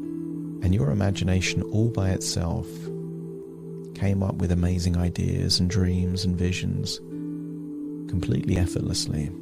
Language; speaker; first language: English; native; English